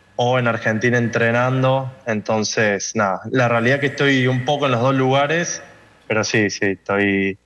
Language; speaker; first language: Spanish; native; Spanish